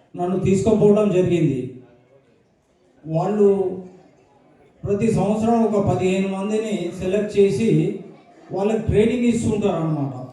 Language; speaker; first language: Telugu; native; Telugu